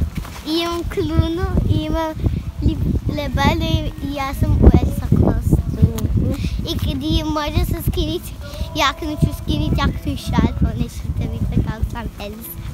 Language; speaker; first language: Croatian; early bilingual, heritage; Croatian